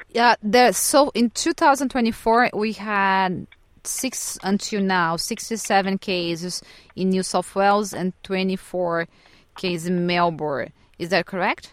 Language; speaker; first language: English; non-native, fluent; Portuguese